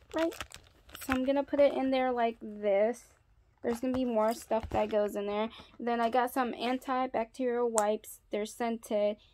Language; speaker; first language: English; native; English